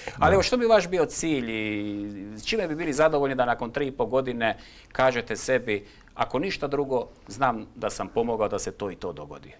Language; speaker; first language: Croatian; native; Croatian